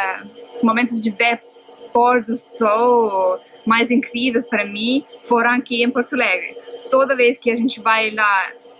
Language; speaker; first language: Portuguese; non-native, fluent; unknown